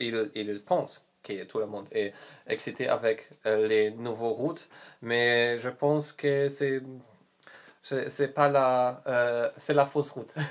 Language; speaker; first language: French; non-native, learner; Polish